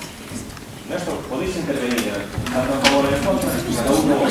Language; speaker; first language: Spanish; native; Spanish